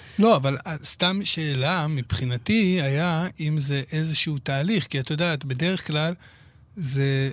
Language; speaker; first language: Hebrew; native; Hebrew